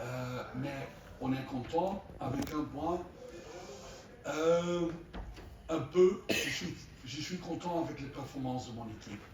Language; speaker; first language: French; non-native, fluent; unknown